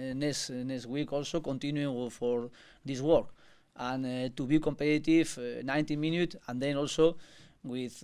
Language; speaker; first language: English; non-native, learner; Spanish